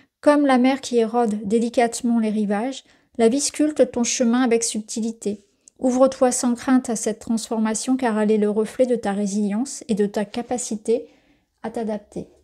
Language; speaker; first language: French; native; French